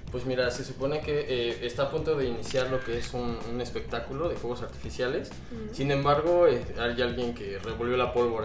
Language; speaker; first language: Spanish; native; Spanish